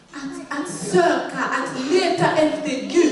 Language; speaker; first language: Swedish; non-native, fluent; Lingala